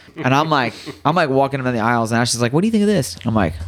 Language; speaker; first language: English; native; English